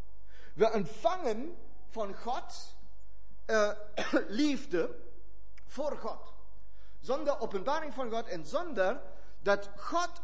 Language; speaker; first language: Dutch; non-native, fluent; German